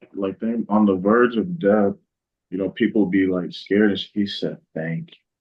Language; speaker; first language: English; native; English